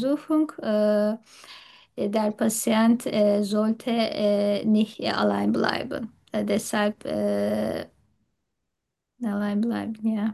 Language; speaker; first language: German; non-native, learner; Turkish